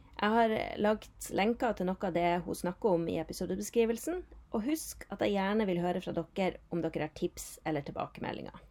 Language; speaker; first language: Norwegian; native; Norwegian